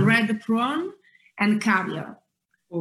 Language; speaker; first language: English; non-native, fluent; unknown